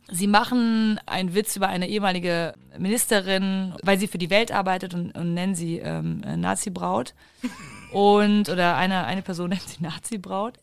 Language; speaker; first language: German; early bilingual, other home language; Turkish